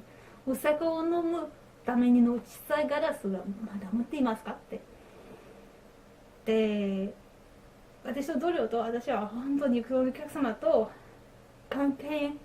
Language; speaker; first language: Japanese; non-native, learner; French